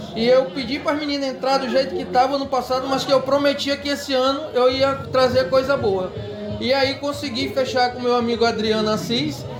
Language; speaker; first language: Portuguese; native; Portuguese